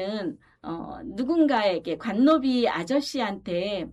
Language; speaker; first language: Korean; native; Korean